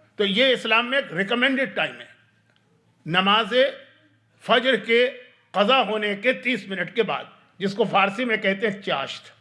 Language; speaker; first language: Urdu; native; Urdu